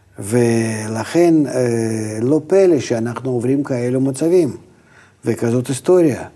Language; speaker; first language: Hebrew; non-native, fluent; Russian